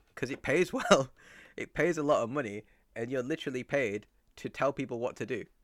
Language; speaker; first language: English; native; English